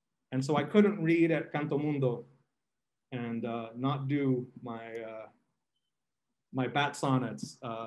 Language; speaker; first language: English; non-native, local second language; Spanish